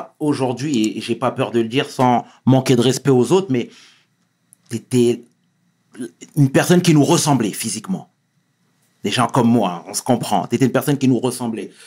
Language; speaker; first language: French; native; French